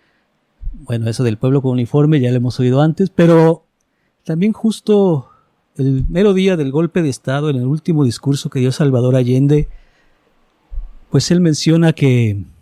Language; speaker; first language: Spanish; native; Spanish